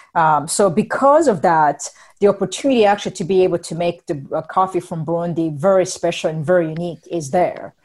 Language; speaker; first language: English; non-native, fluent; Rundi